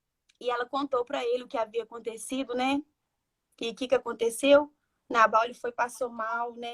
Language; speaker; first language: Portuguese; native; Portuguese